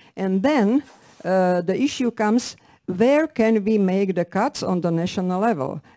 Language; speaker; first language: English; non-native, fluent; Slovak